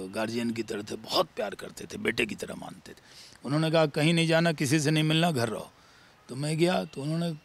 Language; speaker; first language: Hindi; native; Hindi